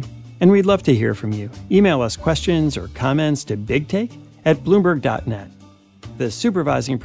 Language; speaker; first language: English; native; English